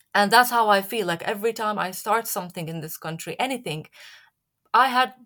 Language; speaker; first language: English; non-native, fluent; Arabic